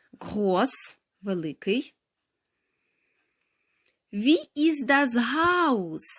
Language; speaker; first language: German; non-native, fluent; Ukrainian